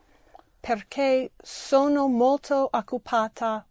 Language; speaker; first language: Italian; non-native, learner; English